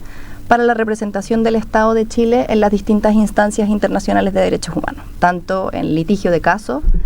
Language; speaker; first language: Spanish; native; Spanish